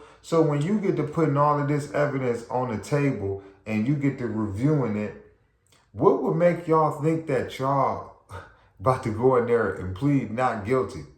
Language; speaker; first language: English; native; English